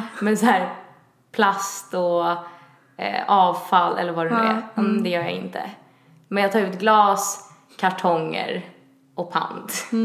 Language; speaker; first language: Swedish; early bilingual, other home language; Italian